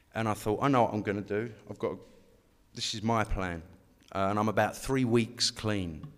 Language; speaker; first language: English; native; English